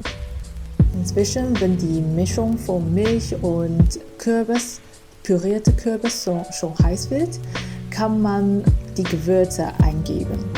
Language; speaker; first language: German; non-native, fluent; Chinese